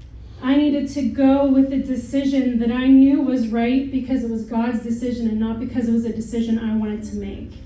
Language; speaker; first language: English; native; English